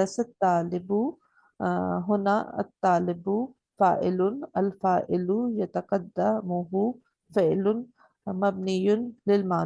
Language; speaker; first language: Arabic; non-native, learner; Urdu